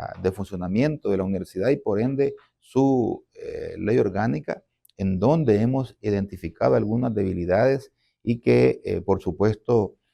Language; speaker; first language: Spanish; native; Spanish